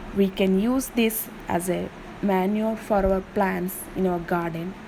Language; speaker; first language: English; non-native, local second language; Malayalam